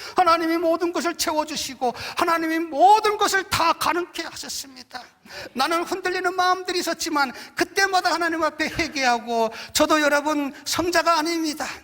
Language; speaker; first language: Korean; native; Korean